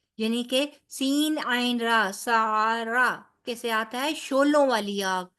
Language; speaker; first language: Urdu; non-native, local second language; Punjabi